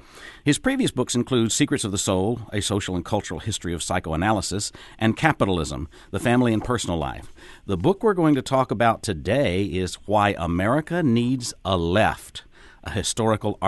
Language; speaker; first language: English; native; English